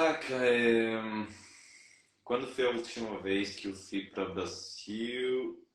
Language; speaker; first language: Portuguese; non-native, fluent; Spanish